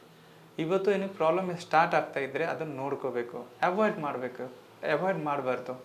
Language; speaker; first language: Kannada; non-native, local second language; Hindi